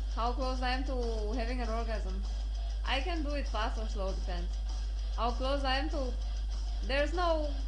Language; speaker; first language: English; non-native, fluent; Romanian